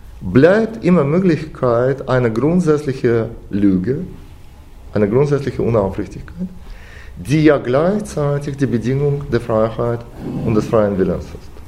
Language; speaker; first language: German; non-native, fluent; Russian